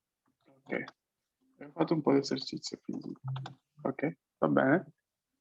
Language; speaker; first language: Italian; non-native, fluent; Spanish